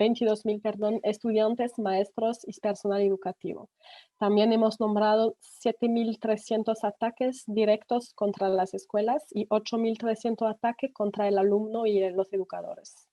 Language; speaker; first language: Spanish; non-native, fluent; French